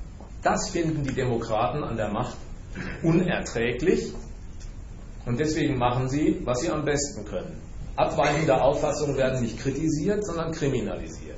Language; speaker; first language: German; native; German